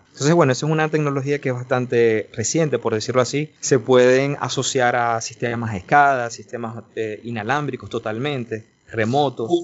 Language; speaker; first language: Spanish; native; Spanish